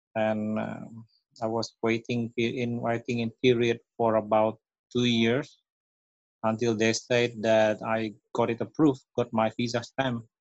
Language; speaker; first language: English; non-native, fluent; Indonesian